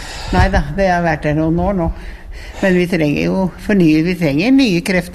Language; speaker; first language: Norwegian; native; Norwegian